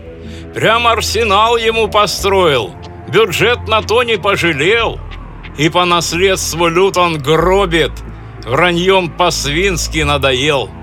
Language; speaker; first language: Russian; native; Russian